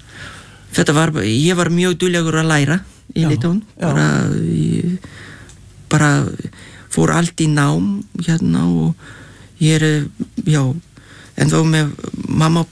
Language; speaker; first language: Icelandic; non-native, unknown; Lithuanian